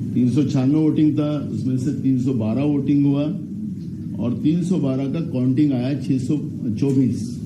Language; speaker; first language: Hindi; non-native, local second language; Marathi